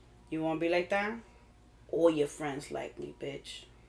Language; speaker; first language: English; early bilingual, other home language; Spanish